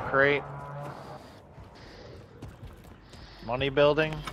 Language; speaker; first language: English; native; English